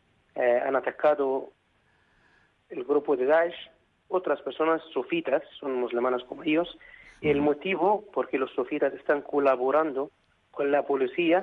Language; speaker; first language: Spanish; non-native, fluent; Arabic